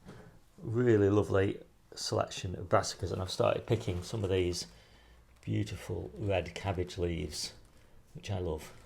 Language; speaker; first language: English; native; English